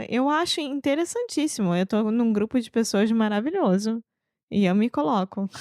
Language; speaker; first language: Portuguese; native; Portuguese